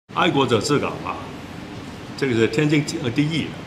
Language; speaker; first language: Chinese; non-native, local second language; Cantonese